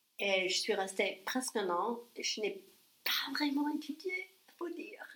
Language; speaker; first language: French; non-native, fluent; English